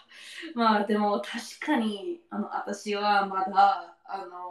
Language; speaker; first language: Japanese; non-native, learner; English